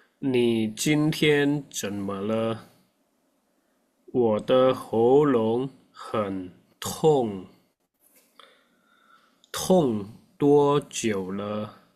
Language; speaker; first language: Chinese; non-native, fluent; Indonesian